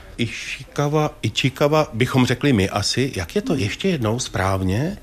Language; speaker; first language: Czech; native; Czech